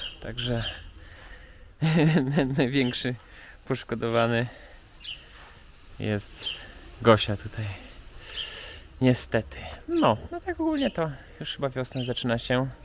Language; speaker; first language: Polish; native; Polish